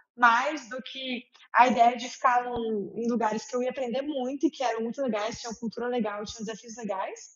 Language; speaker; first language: Portuguese; native; Portuguese